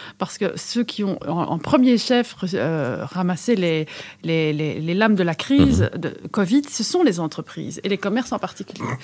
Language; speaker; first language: French; native; French